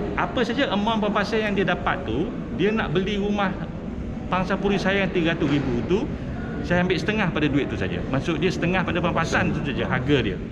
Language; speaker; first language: Malay; native; Malay